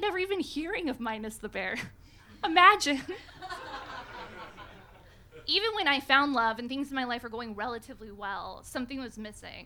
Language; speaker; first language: English; native; English